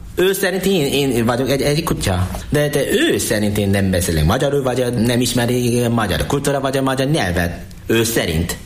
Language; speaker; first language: Hungarian; non-native, learner; Korean